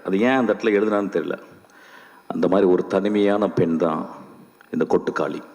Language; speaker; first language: Tamil; native; Tamil